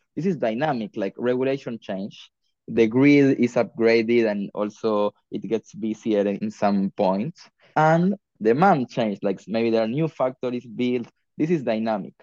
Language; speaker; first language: English; non-native, fluent; Spanish